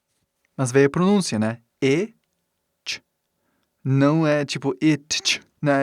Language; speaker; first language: Portuguese; non-native, fluent; English